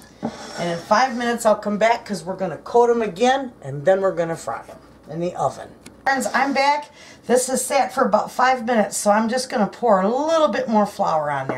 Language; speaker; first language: English; native; English